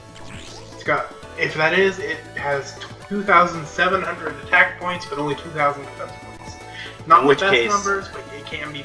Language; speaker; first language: English; native; English